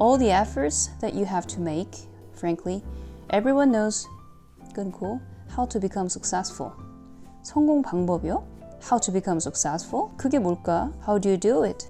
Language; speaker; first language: English; non-native, fluent; Korean